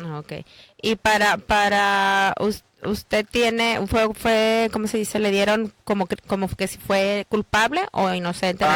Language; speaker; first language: Spanish; native; Spanish